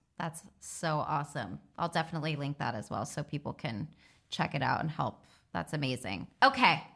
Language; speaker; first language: English; native; English